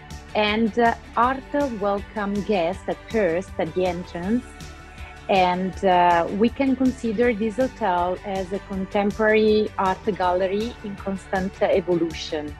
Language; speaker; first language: English; non-native, local second language; Italian